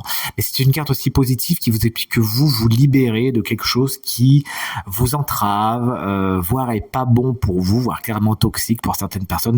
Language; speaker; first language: French; native; French